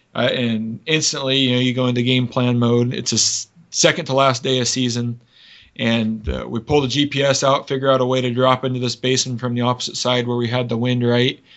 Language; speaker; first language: English; native; English